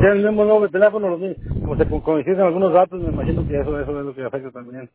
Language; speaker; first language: Spanish; native; Spanish